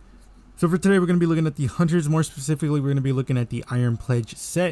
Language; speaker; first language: English; native; English